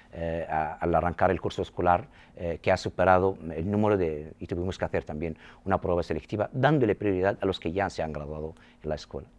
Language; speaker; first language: Spanish; non-native, local second language; Arabic